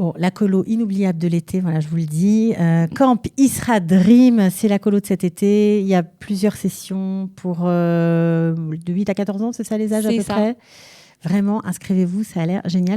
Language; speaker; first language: French; native; French